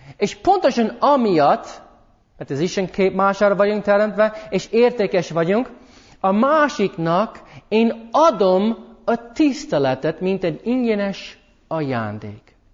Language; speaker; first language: Hungarian; early bilingual, heritage; English